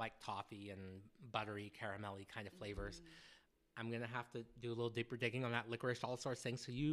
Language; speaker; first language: English; native; English